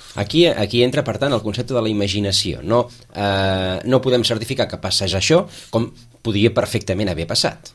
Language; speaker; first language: Catalan; native; Catalan